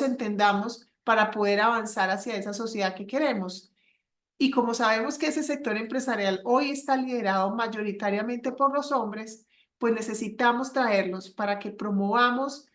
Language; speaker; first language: Spanish; native; Spanish